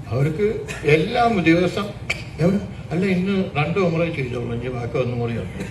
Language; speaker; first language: Malayalam; early bilingual, heritage; Malayalam